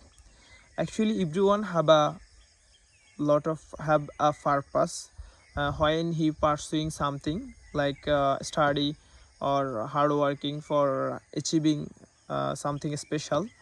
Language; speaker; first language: English; non-native, learner; Bangla